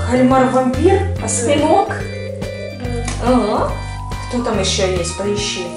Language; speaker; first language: Russian; native; Russian